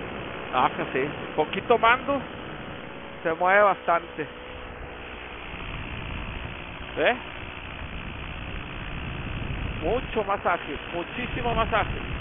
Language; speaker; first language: Spanish; native; Spanish